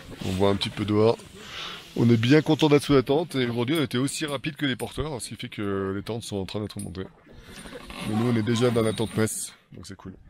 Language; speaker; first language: French; native; French